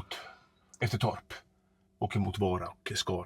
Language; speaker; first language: Swedish; native; Swedish